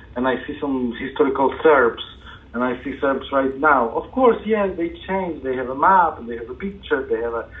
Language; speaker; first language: English; non-native, fluent; Polish